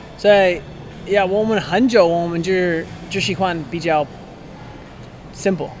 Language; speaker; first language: Chinese; non-native, learner; English